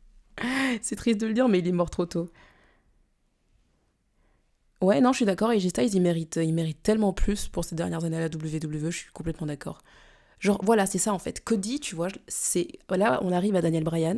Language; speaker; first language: French; native; French